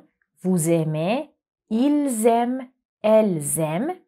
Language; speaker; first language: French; non-native, fluent; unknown